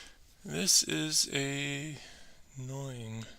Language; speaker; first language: English; native; English